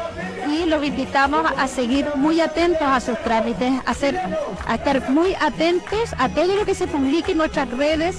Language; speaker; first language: Spanish; native; Spanish